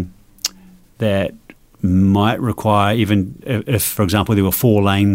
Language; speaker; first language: English; native; English